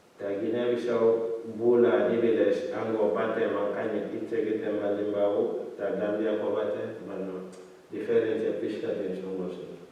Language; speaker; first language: Basque; non-native, learner; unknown